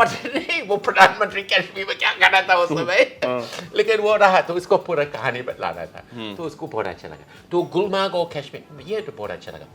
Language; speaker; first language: Hindi; non-native, fluent; English